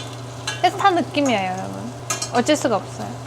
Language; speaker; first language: Korean; non-native, learner; Turkish